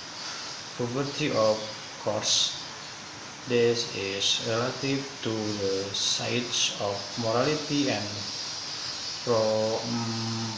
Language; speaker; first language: English; non-native, learner; Indonesian